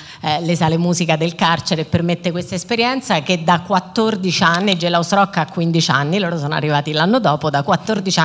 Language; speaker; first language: Italian; native; Italian